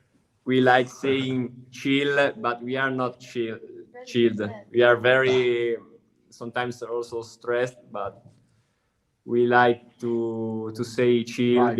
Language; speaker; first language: English; non-native, learner; Italian